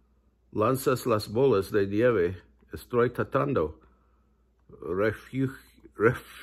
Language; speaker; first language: Spanish; non-native, learner; English